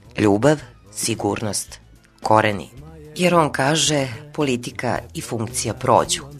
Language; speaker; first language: Serbian; native; Serbian